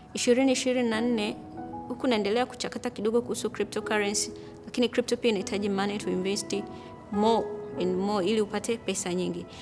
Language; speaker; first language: Swahili; native; Swahili